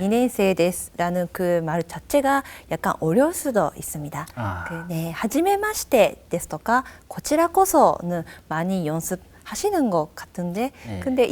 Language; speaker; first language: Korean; non-native, fluent; Japanese